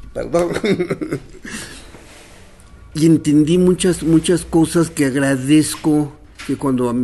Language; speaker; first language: Spanish; non-native, local second language; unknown